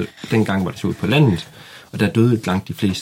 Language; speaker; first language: Danish; native; Danish